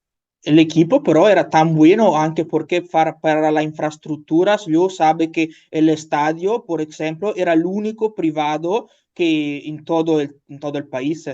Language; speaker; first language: Spanish; non-native, learner; Italian